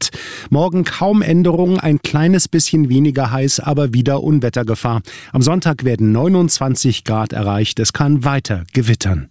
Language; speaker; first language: German; native; German